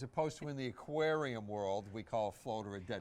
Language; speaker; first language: English; native; English